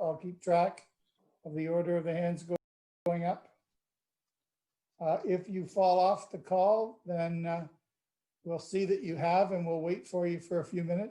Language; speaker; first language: English; native; English